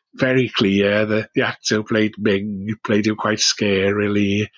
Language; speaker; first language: English; native; English